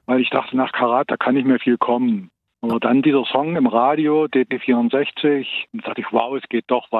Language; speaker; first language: German; native; German